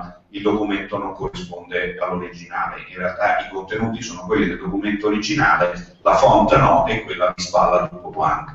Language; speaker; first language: Italian; native; Italian